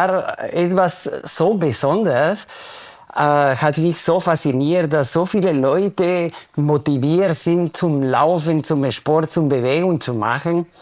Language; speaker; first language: German; non-native, fluent; Spanish